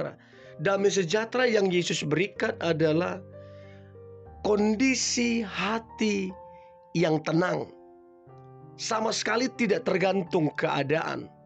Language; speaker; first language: Indonesian; native; Indonesian